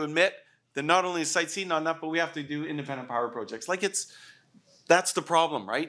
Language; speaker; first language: English; native; English